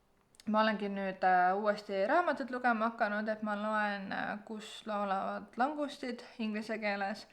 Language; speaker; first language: Estonian; native; Estonian